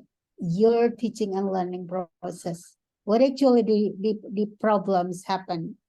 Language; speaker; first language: English; non-native, fluent; Indonesian